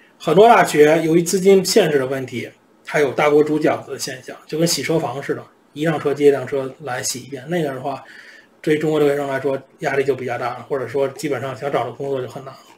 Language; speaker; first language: Chinese; native; Chinese